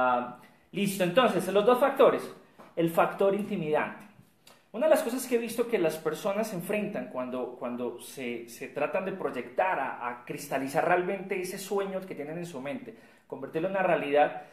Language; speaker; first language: Spanish; native; Spanish